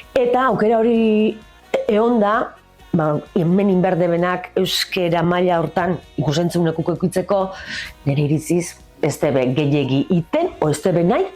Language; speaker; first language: Basque; native; Basque